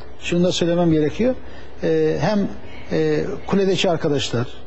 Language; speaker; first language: Turkish; native; Turkish